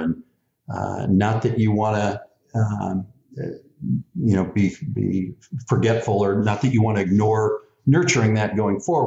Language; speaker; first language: English; native; English